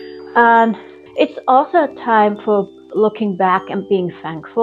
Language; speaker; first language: English; non-native, fluent; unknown